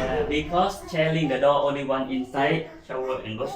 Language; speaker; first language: English; non-native, learner; Thai